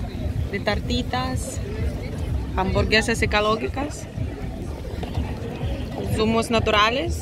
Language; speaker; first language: Spanish; non-native, learner; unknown